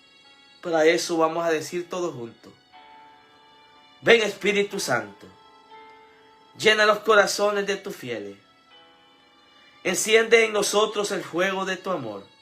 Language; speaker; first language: Spanish; native; Spanish